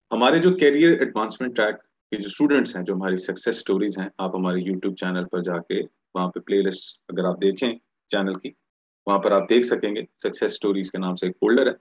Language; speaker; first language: Urdu; native; Urdu